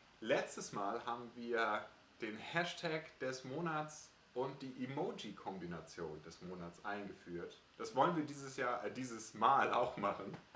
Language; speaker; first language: German; native; German